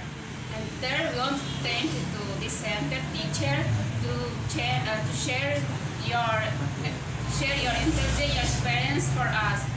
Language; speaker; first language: English; non-native, learner; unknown